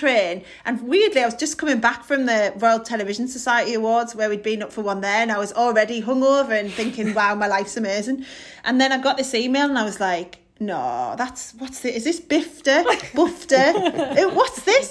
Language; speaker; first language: English; native; English